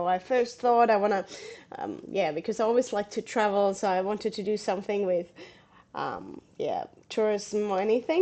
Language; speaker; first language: English; non-native, fluent; German